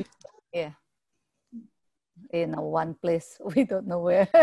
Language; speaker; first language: English; non-native, learner; Indonesian